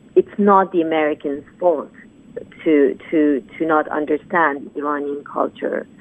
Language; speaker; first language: English; non-native, fluent; Persian